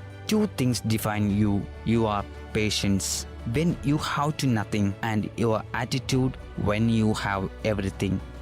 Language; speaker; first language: English; non-native, local second language; Malayalam